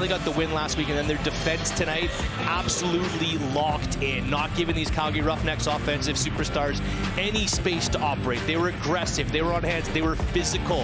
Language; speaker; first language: English; native; English